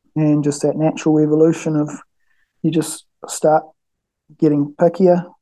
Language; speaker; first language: English; native; English